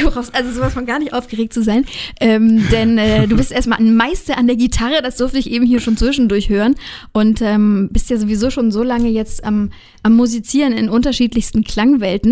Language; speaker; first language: German; native; German